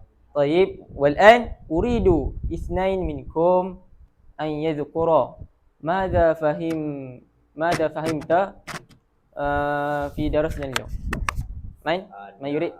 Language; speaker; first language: Arabic; non-native, learner; Malay